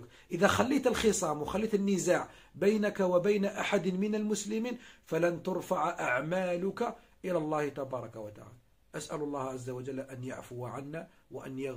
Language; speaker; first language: Arabic; native; Arabic